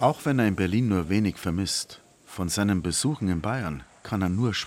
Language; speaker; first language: German; native; German